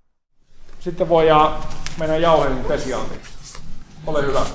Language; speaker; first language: Finnish; native; Finnish